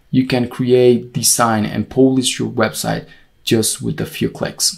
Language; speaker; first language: English; non-native, fluent; Spanish